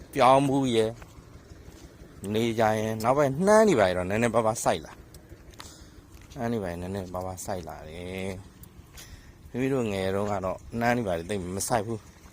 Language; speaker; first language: Burmese; native; Burmese